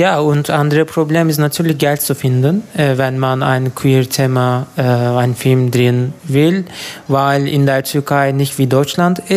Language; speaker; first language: German; non-native, learner; Turkish